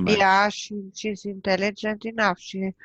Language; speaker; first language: English; non-native, fluent; German